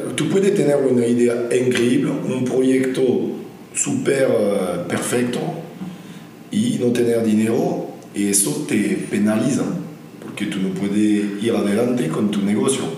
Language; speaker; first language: Spanish; non-native, fluent; French